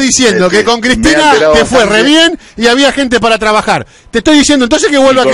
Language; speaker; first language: Spanish; native; Spanish